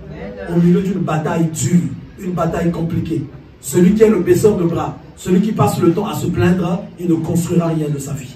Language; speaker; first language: French; non-native, local second language; Lingala